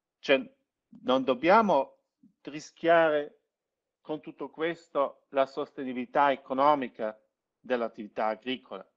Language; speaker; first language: Italian; non-native, local second language; German